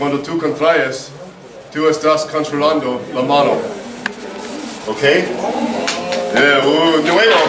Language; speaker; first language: Spanish; non-native, learner; English